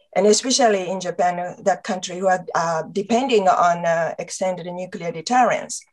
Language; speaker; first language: English; non-native, fluent; Japanese